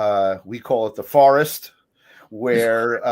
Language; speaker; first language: English; native; English